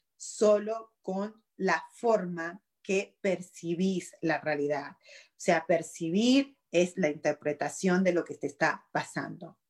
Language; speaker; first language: Spanish; native; Spanish